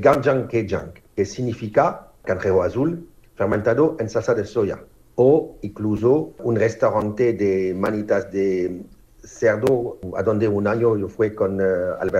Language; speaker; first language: Spanish; non-native, fluent; French